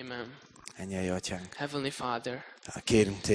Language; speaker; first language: Hungarian; native; Hungarian